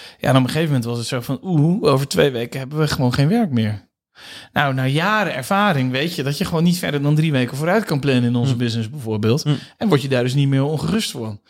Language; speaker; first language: Dutch; native; Dutch